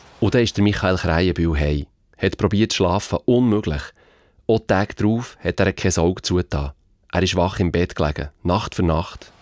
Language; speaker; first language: German; native; German